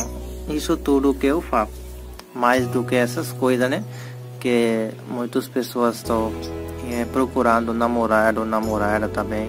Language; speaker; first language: Portuguese; non-native, learner; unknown